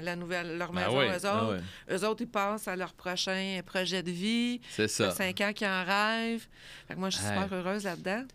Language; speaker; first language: French; native; French